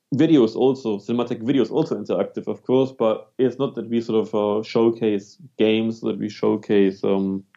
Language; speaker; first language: English; non-native, fluent; German